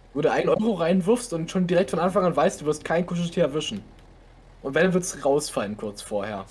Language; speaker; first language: German; native; German